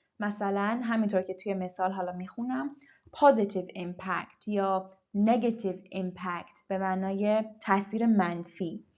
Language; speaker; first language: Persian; native; Persian